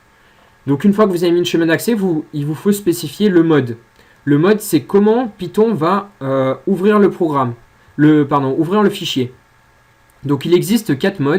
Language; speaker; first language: French; native; French